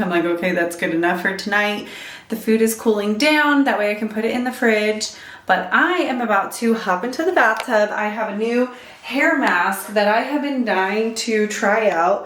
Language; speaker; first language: English; native; English